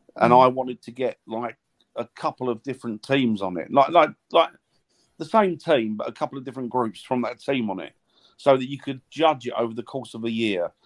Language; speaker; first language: English; native; English